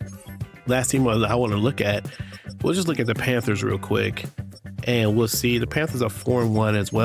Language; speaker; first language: English; native; English